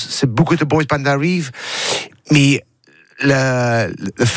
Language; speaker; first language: French; non-native, learner; English